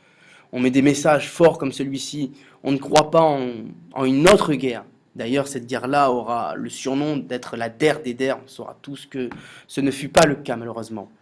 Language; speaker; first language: French; native; French